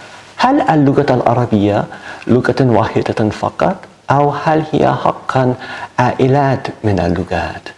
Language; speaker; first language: Arabic; non-native, learner; English